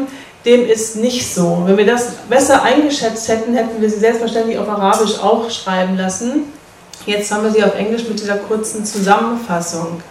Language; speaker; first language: German; native; German